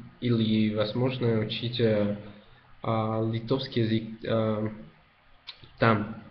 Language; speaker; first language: Russian; non-native, learner; Spanish